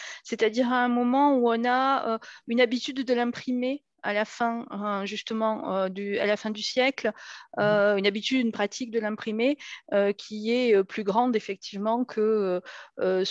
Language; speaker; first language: French; native; French